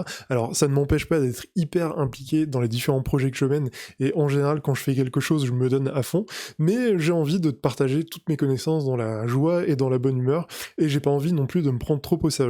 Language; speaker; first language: French; native; French